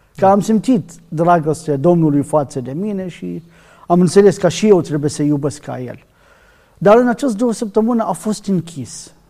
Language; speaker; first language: Romanian; non-native, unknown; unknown